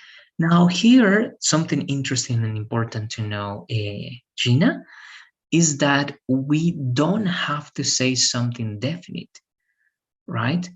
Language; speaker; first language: English; non-native, fluent; Spanish